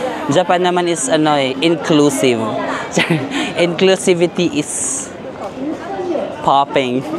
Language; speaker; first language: English; non-native, local second language; Filipino